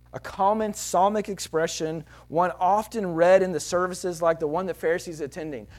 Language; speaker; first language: English; native; English